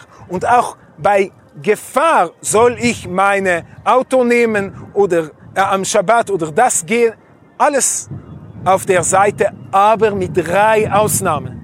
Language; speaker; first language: German; non-native, fluent; Hebrew